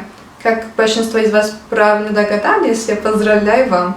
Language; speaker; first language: Russian; non-native, learner; Turkish